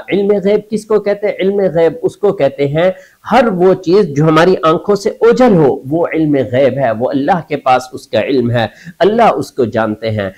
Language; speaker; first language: Urdu; native; Urdu